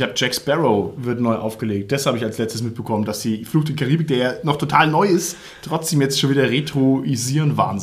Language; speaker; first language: German; native; German